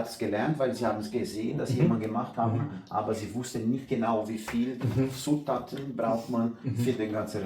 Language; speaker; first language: German; non-native, learner; Portuguese